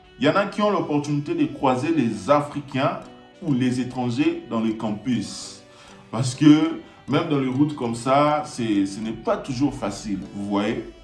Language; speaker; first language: French; non-native, local second language; Lingala